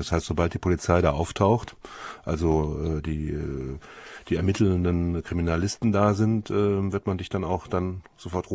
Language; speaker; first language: German; native; German